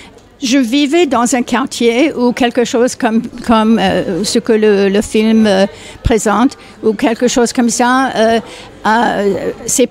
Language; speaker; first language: French; non-native, fluent; English